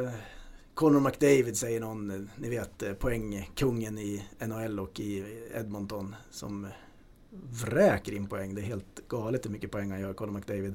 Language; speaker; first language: Swedish; native; Swedish